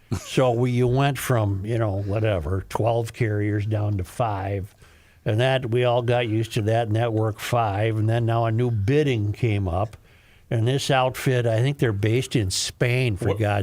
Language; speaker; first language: English; native; English